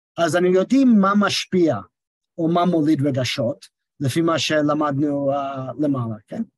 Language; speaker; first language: Hebrew; non-native, fluent; English